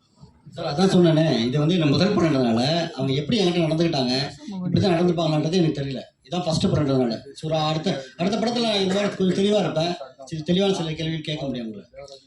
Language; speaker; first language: Tamil; native; Tamil